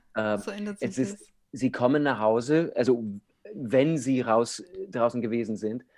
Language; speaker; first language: German; non-native, fluent; English